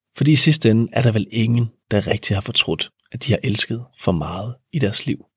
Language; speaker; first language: Danish; native; Danish